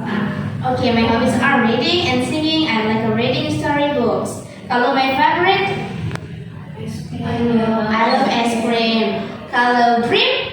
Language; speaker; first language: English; non-native, fluent; Indonesian